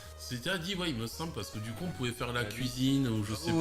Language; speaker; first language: French; native; French